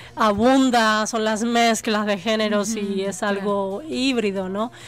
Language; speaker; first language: Spanish; native; Spanish